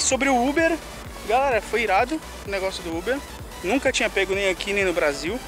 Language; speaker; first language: Portuguese; native; Portuguese